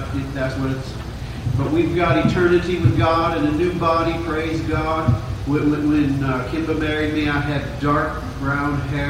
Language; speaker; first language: English; native; English